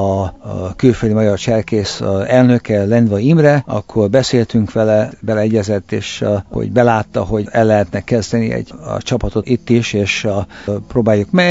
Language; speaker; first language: Hungarian; early bilingual, heritage; Hungarian